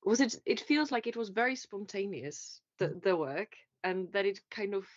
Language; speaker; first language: English; non-native, fluent; Czech